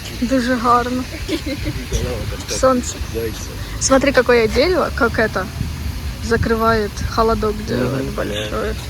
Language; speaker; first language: Russian; non-native, local second language; Ukrainian